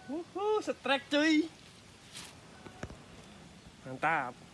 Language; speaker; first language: Indonesian; non-native, local second language; Javanese